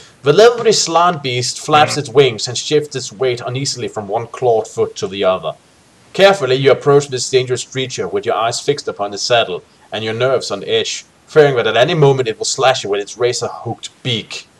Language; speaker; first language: English; native; English